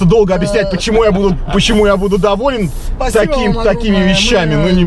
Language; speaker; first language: Russian; native; Russian